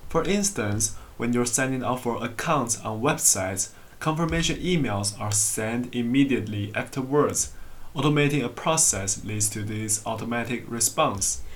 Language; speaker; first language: English; non-native, fluent; Chinese